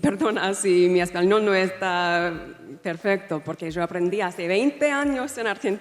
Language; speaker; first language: Spanish; non-native, learner; English